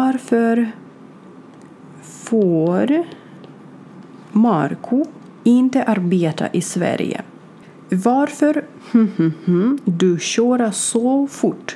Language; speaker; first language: Swedish; non-native, learner; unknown